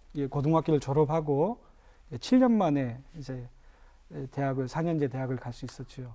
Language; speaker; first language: Korean; native; Korean